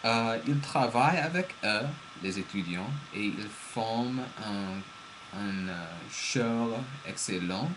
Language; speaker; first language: French; non-native, learner; English